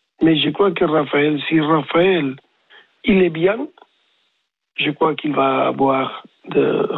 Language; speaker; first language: French; non-native, learner; Spanish